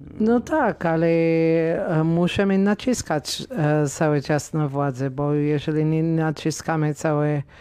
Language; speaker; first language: Polish; non-native, fluent; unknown